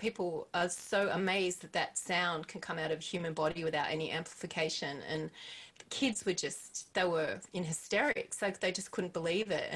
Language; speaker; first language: English; native; English